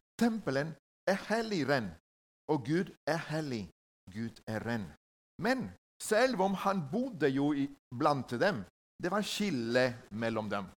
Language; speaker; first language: Norwegian; non-native, learner; Spanish